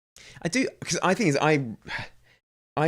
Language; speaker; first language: English; native; English